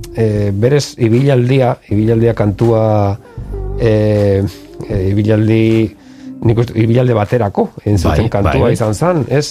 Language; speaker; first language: Basque; native; Basque